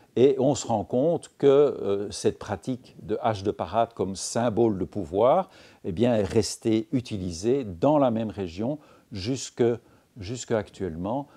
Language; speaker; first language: French; native; French